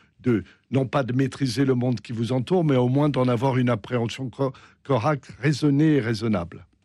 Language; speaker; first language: French; native; French